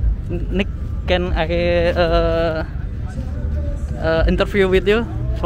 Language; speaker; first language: English; non-native, learner; Indonesian